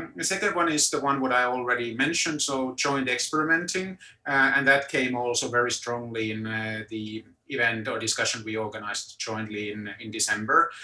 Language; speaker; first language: English; non-native, fluent; Finnish